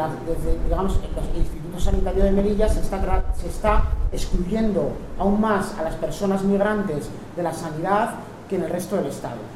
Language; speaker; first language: Spanish; native; Spanish